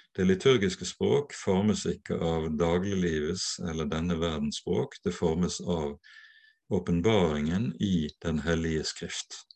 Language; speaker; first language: Norwegian; native; Norwegian